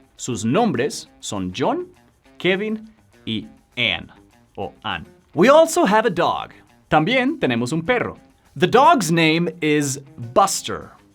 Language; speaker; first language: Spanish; non-native, fluent; English